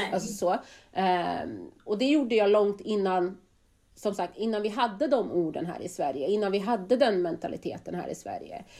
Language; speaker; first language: Swedish; native; Swedish